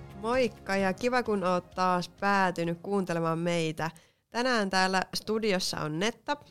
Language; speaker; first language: Finnish; native; Finnish